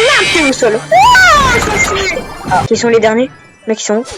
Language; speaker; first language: French; native; French